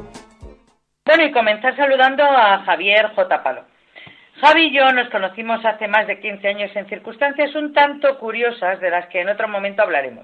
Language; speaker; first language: Spanish; native; Spanish